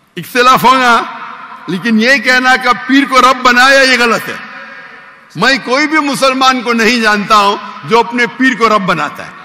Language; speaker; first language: Urdu; non-native, local second language; Konkani